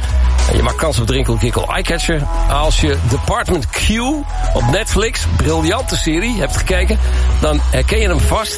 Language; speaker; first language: Dutch; native; Dutch